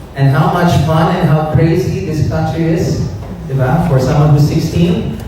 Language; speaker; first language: English; native; English